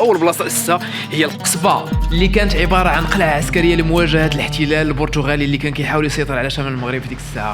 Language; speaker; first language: Arabic; native; Arabic